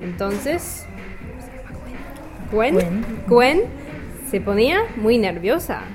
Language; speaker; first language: Spanish; non-native, learner; English